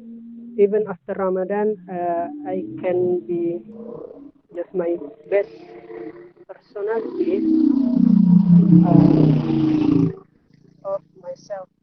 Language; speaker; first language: English; non-native, learner; Indonesian